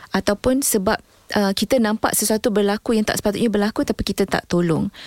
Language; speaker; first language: Malay; native; Malay